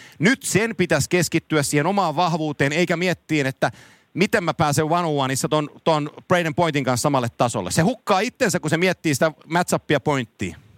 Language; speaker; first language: Finnish; native; Finnish